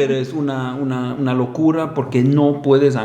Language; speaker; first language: Spanish; non-native, fluent; German